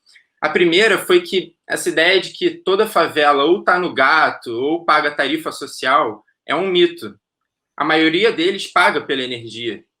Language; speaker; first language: Portuguese; native; Portuguese